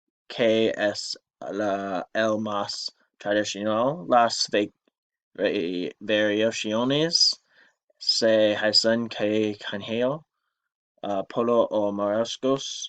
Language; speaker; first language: Spanish; non-native, learner; English